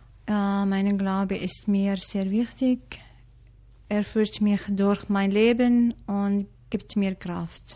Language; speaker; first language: German; non-native, learner; Arabic